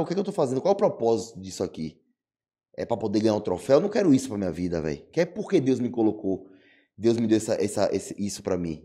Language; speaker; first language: Portuguese; native; Portuguese